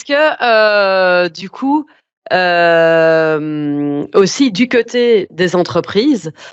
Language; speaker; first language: French; native; French